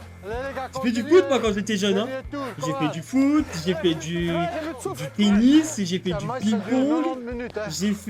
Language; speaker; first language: French; native; French